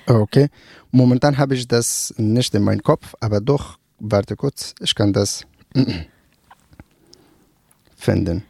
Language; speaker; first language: German; non-native, learner; Persian